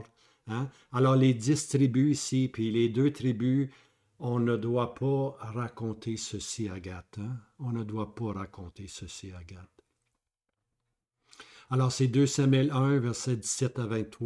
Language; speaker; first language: French; native; French